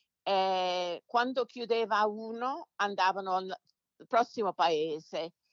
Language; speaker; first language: Italian; early bilingual, heritage; Italian